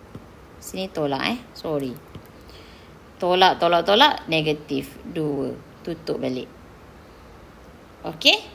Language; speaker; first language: Malay; native; Malay